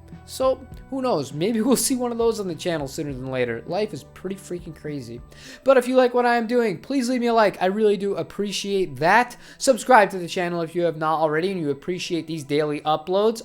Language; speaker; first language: English; native; English